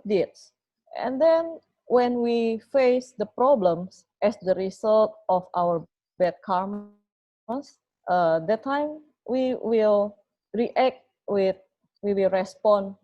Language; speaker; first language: English; non-native, fluent; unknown